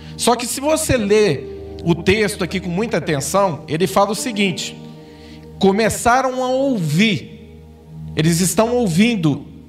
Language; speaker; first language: Portuguese; native; Portuguese